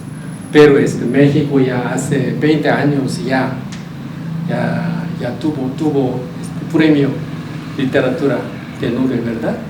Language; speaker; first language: Spanish; non-native, learner; Korean